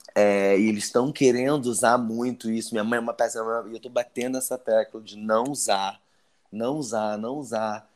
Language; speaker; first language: Portuguese; native; Portuguese